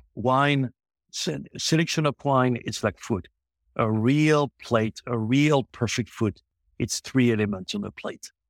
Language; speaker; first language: English; non-native, local second language; French